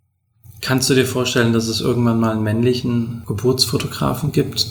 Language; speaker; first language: German; native; German